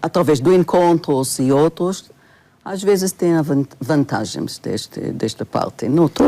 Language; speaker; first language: Portuguese; non-native, fluent; Hebrew